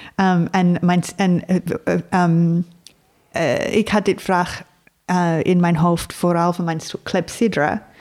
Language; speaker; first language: Dutch; non-native, fluent; English